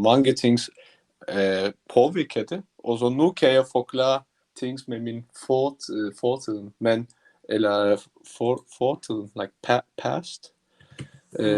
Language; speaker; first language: Danish; non-native, learner; Turkish